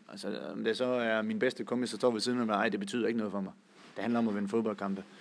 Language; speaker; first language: Danish; native; Danish